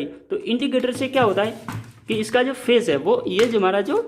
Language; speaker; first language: Hindi; native; Hindi